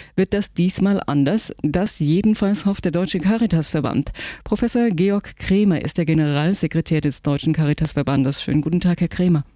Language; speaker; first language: German; native; German